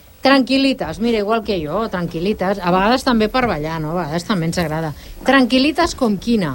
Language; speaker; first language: Catalan; native; Catalan